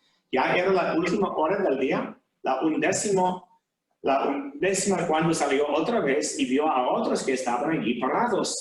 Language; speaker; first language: Spanish; non-native, fluent; English